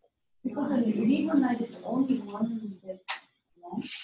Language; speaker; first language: English; non-native, learner; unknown